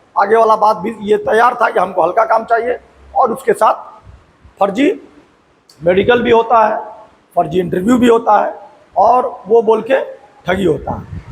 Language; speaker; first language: Hindi; native; Hindi